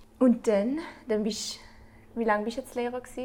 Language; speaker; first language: German; early bilingual, other home language; Albanian